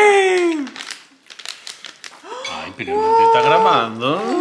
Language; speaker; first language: Spanish; native; Spanish